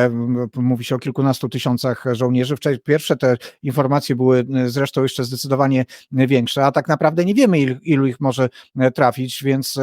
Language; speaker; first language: Polish; native; Polish